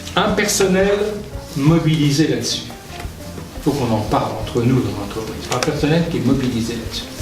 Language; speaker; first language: French; native; French